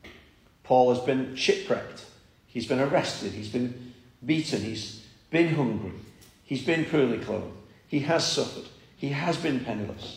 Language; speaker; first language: English; native; English